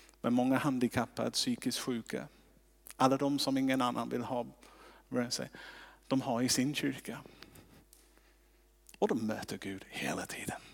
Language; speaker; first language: Swedish; non-native, fluent; English